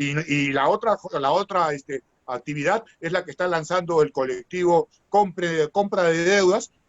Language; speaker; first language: Spanish; native; Spanish